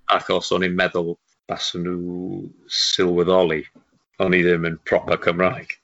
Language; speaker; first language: Welsh; non-native, local second language; English